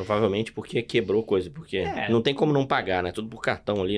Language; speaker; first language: Portuguese; native; Portuguese